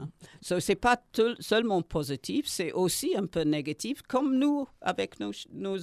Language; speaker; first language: French; non-native, learner; English